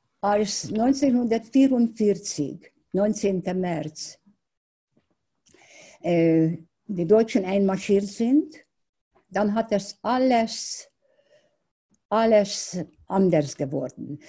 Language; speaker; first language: German; non-native, fluent; Hungarian